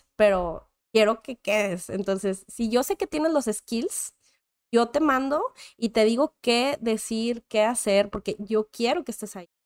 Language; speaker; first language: Spanish; native; Spanish